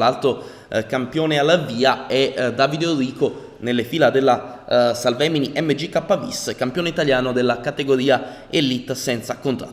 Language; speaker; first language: Italian; native; Italian